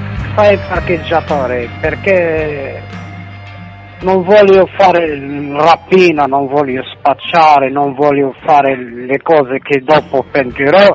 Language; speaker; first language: Italian; non-native, fluent; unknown